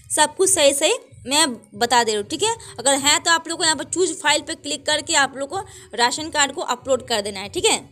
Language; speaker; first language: Hindi; native; Hindi